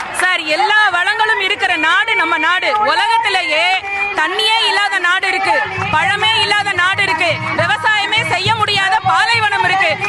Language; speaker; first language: Tamil; native; Tamil